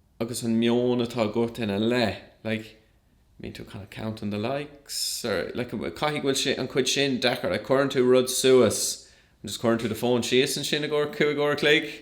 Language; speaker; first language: Irish; non-native, local second language; English